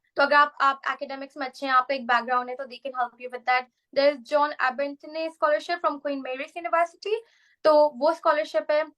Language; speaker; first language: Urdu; native; Urdu